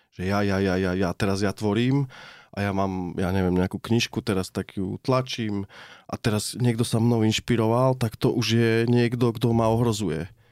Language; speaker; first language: Slovak; native; Slovak